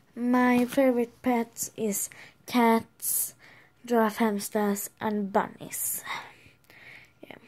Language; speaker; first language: English; non-native, learner; Swedish